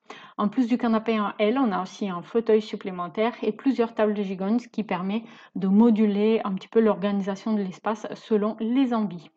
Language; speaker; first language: French; native; French